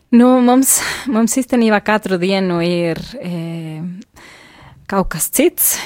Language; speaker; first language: Latvian; non-native, fluent; Spanish